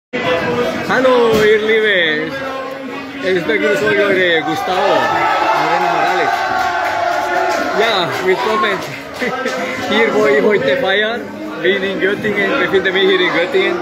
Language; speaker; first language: German; non-native, fluent; Spanish